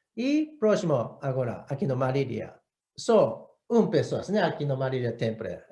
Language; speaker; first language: Portuguese; non-native, learner; Japanese